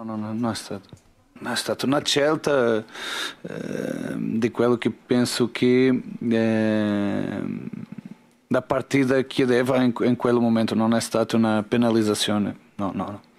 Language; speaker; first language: Italian; non-native, learner; Portuguese